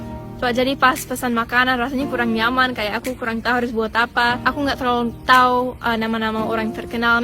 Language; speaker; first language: Indonesian; early bilingual, other home language; English